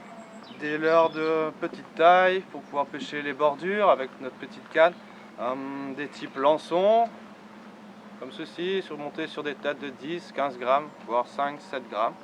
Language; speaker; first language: French; native; French